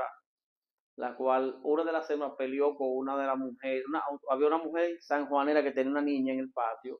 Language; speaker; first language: Spanish; native; Spanish